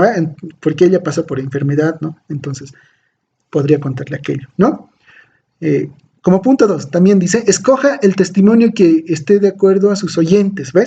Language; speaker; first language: Spanish; native; Spanish